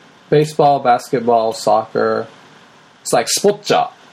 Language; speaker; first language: English; early bilingual, other home language; Japanese